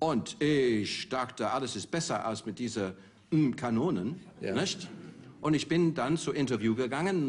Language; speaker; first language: German; non-native, fluent; English